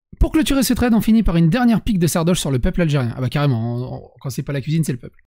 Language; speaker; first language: French; native; French